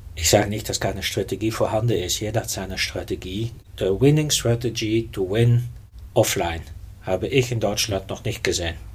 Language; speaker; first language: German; non-native, fluent; Dutch